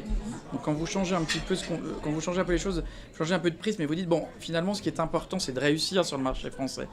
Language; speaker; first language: French; native; French